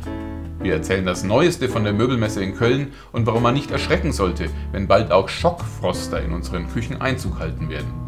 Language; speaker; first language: German; native; German